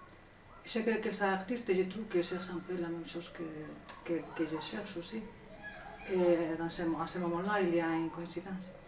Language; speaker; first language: French; non-native, fluent; Spanish